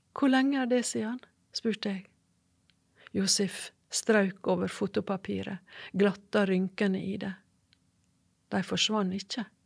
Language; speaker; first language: Norwegian; native; Norwegian